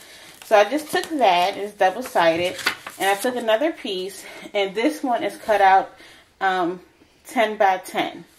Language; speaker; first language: English; native; English